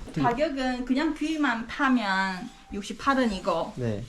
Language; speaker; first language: Korean; early bilingual, heritage; Korean